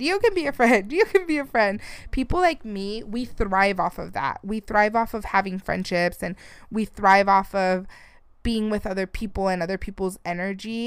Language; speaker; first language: English; early bilingual, other home language; Spanish